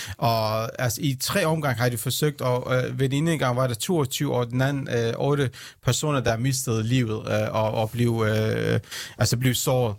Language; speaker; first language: Danish; early bilingual, other home language; Central Kurdish